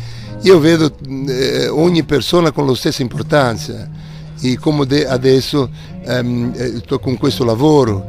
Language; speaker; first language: Italian; non-native, fluent; Portuguese